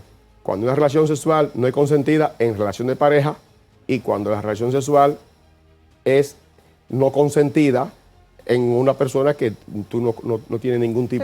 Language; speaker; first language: Spanish; native; Spanish